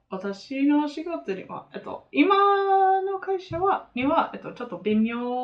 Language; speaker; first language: Japanese; non-native, learner; English